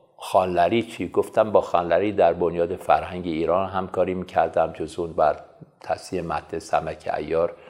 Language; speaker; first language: Persian; native; Persian